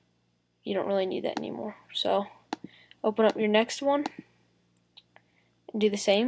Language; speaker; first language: English; native; English